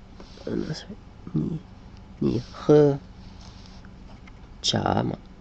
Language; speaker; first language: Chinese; non-native, learner; English